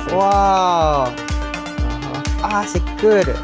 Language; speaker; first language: French; non-native, fluent; Japanese